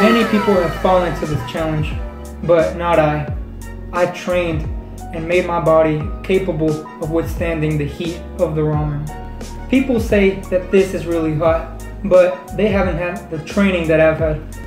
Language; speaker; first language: English; early bilingual, other home language; Spanish